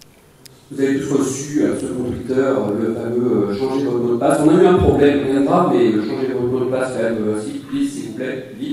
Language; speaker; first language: French; native; French